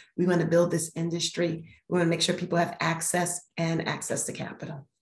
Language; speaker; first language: English; native; English